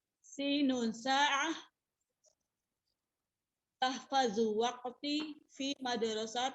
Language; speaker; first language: Arabic; non-native, learner; Indonesian